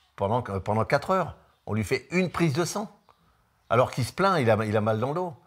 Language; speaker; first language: French; native; French